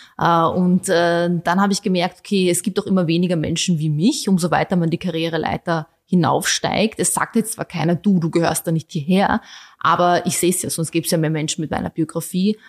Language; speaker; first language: German; early bilingual, other home language; Bosnian